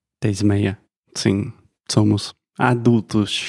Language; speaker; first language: Portuguese; non-native, fluent; English